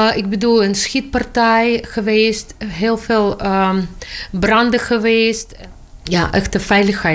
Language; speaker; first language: Dutch; non-native, learner; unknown